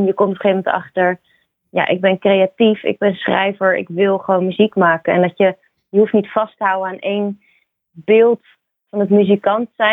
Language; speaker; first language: Dutch; native; Dutch